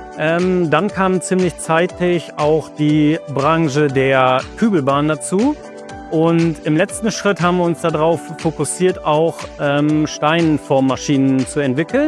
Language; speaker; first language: German; native; German